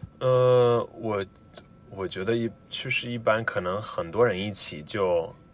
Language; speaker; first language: Chinese; non-native, fluent; Italian